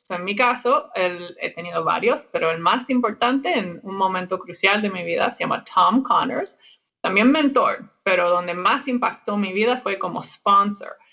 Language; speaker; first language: Spanish; non-native, fluent; English